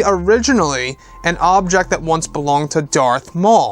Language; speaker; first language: English; native; English